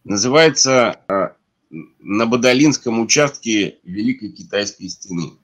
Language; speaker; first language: Russian; native; Russian